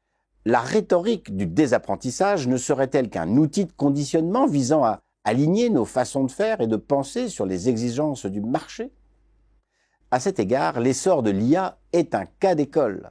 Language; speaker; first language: French; native; French